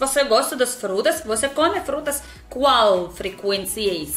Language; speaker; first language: Portuguese; non-native, learner; Russian